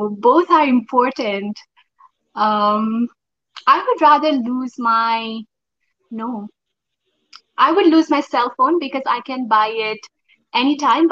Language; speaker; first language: English; non-native, local second language; Nepali